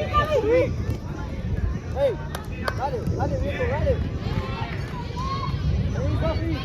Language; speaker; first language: Spanish; native; Spanish